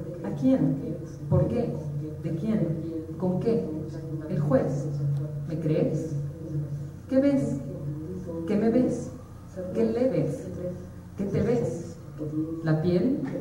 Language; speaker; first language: Spanish; native; Spanish